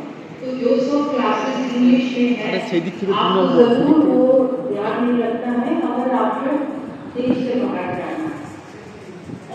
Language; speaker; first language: Hindi; non-native, local second language; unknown